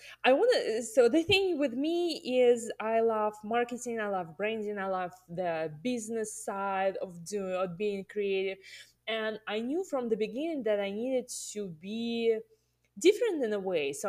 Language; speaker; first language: English; non-native, fluent; Russian